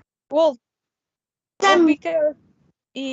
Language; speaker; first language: English; non-native, learner; Spanish